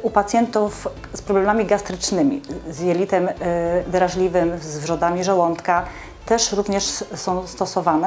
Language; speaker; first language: Polish; native; Polish